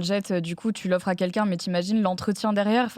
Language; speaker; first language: French; native; French